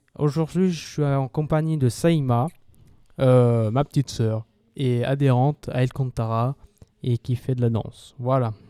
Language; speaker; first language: French; native; French